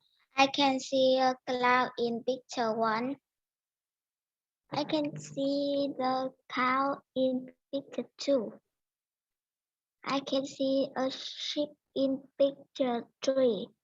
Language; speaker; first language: English; non-native, learner; Vietnamese